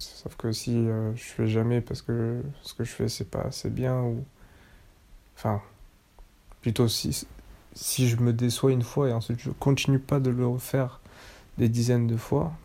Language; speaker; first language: French; native; French